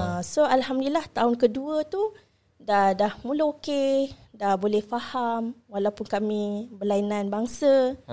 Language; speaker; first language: Malay; native; Malay